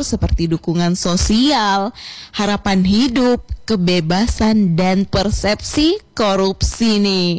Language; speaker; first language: Indonesian; native; Indonesian